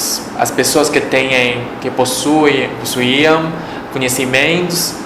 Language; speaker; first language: Portuguese; non-native, fluent; Chinese